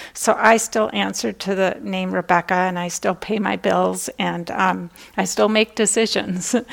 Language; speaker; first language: English; native; English